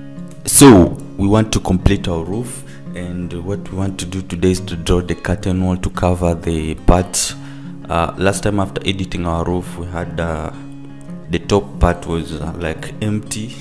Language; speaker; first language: English; non-native, local second language; Swahili